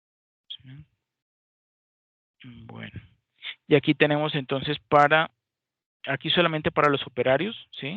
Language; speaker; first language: Spanish; native; Spanish